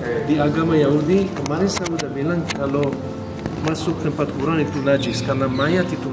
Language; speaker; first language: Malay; non-native, fluent; Hebrew